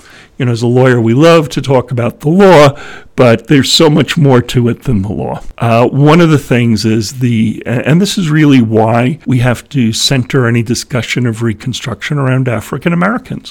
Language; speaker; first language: English; native; English